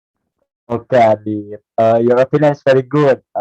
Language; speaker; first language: English; non-native, learner; Indonesian